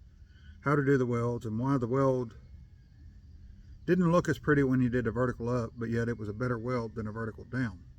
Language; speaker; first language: English; native; English